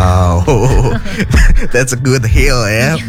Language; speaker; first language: English; non-native, fluent; Indonesian